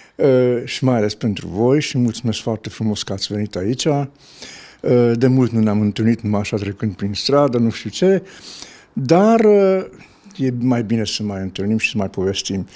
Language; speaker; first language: Romanian; non-native, local second language; Hungarian